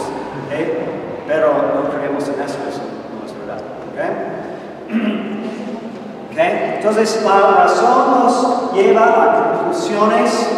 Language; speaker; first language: Spanish; non-native, fluent; English